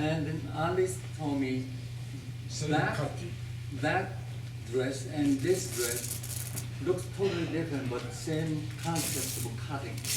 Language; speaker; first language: English; non-native, fluent; Japanese